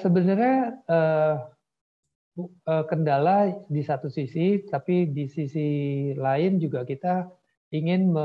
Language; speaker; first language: Indonesian; native; Indonesian